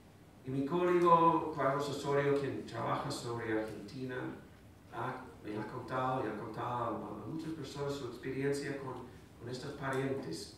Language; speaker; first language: Spanish; non-native, fluent; English